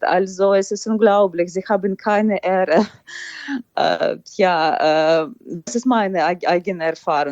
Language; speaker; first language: German; non-native, fluent; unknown